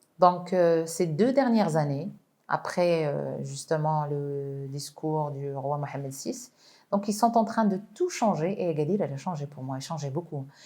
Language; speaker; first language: French; non-native, local second language; Arabic